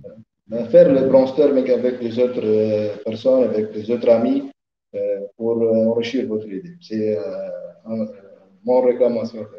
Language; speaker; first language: French; non-native, learner; Arabic